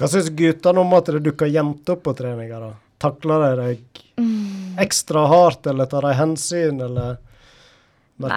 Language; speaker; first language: Norwegian; native; Norwegian